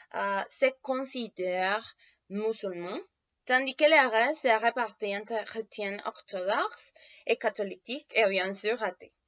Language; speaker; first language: French; non-native, learner; Spanish